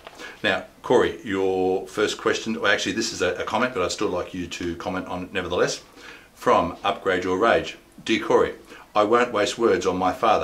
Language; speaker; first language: English; native; English